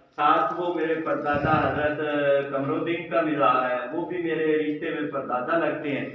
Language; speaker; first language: Urdu; native; Urdu